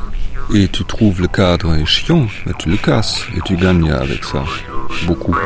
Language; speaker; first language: French; non-native, fluent; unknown